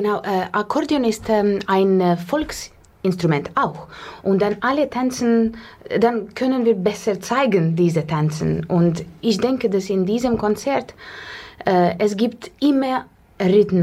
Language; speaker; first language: German; non-native, learner; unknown